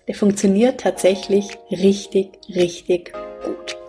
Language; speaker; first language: German; native; German